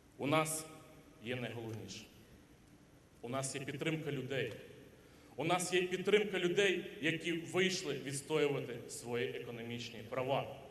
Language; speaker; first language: Ukrainian; native; Ukrainian